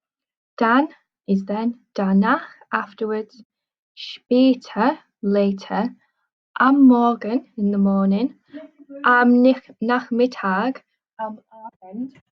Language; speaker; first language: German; non-native, fluent; English